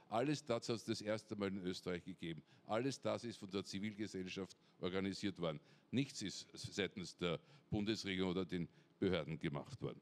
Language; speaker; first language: German; native; German